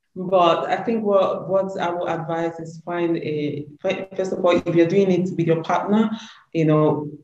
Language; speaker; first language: English; non-native, local second language; Igbo